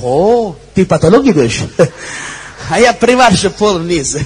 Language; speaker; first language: Russian; non-native, learner; Uzbek